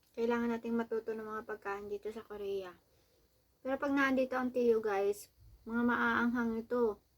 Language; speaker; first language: Filipino; native; Filipino